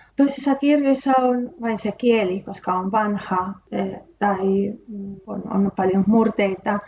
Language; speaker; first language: Finnish; non-native, fluent; Spanish